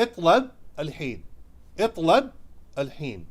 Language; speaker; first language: Arabic; non-native, fluent; Urdu